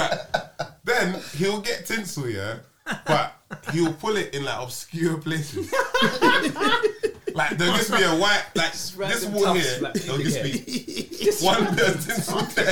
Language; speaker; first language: English; non-native, fluent; French